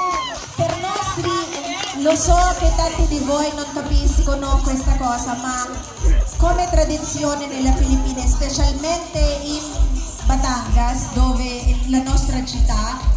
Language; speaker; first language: Italian; non-native, learner; Filipino